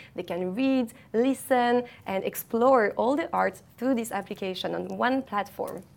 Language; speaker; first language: English; non-native, fluent; French